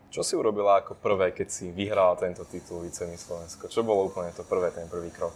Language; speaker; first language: Slovak; native; Slovak